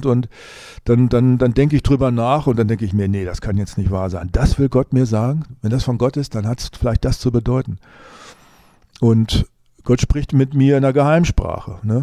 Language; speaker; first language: German; native; German